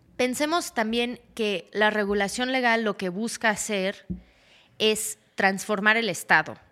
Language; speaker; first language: Spanish; early bilingual, heritage; Spanish